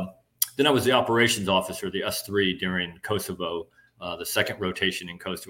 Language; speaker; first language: English; native; English